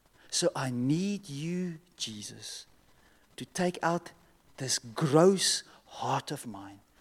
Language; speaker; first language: English; non-native, local second language; Afrikaans